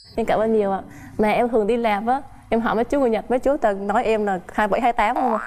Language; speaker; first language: Vietnamese; non-native, local second language; Chinese